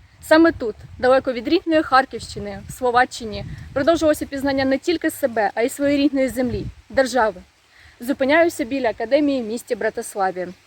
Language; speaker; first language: Ukrainian; native; Ukrainian